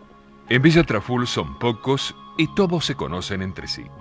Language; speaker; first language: Spanish; native; Spanish